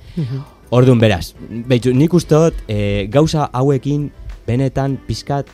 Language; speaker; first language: Basque; native; Basque